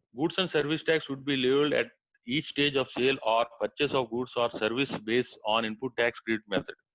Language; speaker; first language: English; non-native, local second language; Telugu